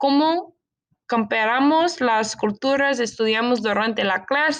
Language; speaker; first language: Spanish; non-native, learner; English